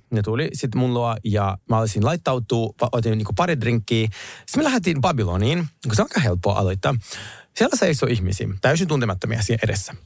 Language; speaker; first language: Finnish; early bilingual, other home language; Russian